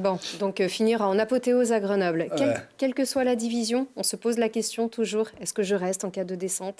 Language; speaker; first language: French; native; French